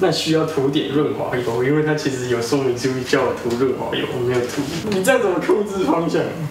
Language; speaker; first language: Chinese; native; Chinese